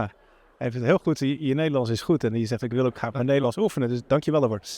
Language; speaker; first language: Dutch; native; Dutch